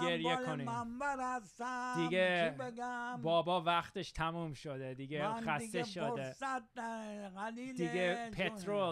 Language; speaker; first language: Persian; early bilingual, heritage; Persian